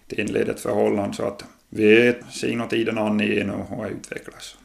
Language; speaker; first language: Swedish; native; Swedish